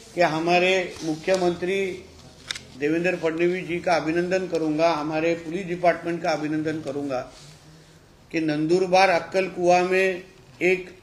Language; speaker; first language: Hindi; non-native, local second language; Marathi